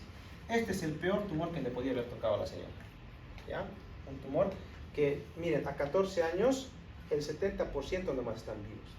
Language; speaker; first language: Spanish; native; Spanish